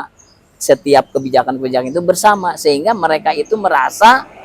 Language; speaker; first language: Indonesian; native; Indonesian